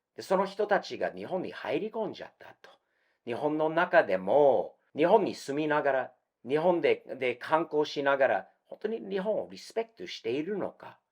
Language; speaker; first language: Japanese; non-native, fluent; English